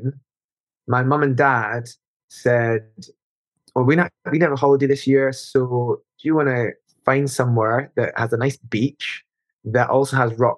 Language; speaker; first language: English; native; English